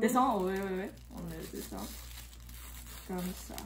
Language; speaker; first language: French; non-native, learner; English